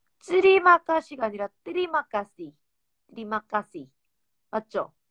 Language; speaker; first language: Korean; native; Korean